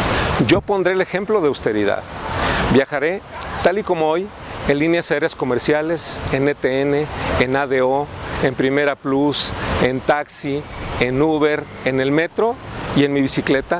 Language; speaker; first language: Spanish; native; Spanish